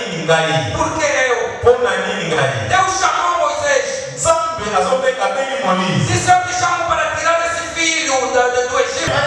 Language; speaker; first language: Portuguese; non-native, fluent; Lingala